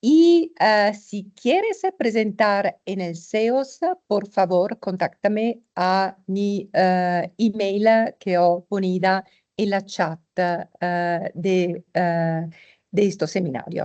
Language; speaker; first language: Spanish; non-native, fluent; Italian